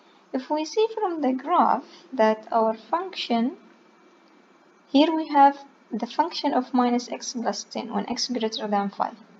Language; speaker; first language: English; non-native, fluent; Arabic